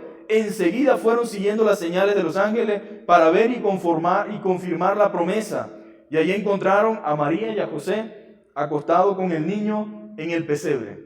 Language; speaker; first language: Spanish; native; Spanish